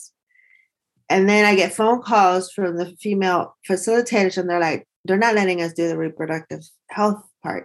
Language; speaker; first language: English; early bilingual, other home language; Spanish